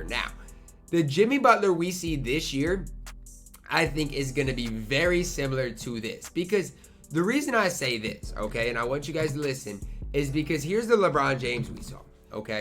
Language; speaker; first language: English; native; English